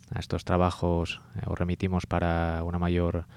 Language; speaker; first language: Spanish; native; Spanish